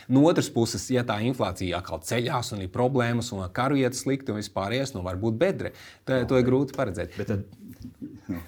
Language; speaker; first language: Latvian; native; Latvian